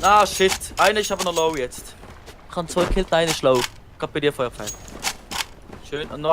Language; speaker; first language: German; native; German